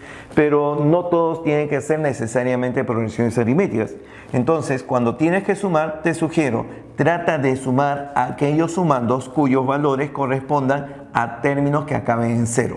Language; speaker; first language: Spanish; native; Spanish